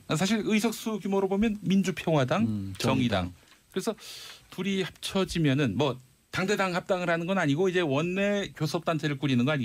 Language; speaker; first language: Korean; native; Korean